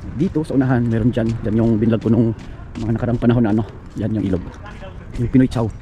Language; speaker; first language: Filipino; native; Filipino